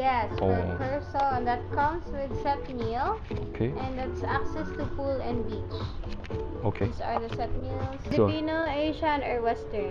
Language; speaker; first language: English; non-native, local second language; Cebuano